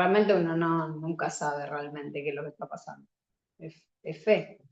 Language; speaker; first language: Spanish; native; Spanish